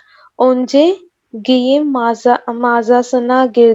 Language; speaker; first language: Turkish; non-native, learner; Urdu